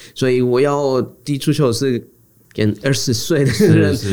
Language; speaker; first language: Chinese; non-native, learner; Spanish